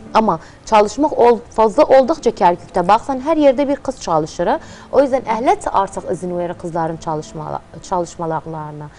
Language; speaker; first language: Turkish; early bilingual, heritage; Turkmen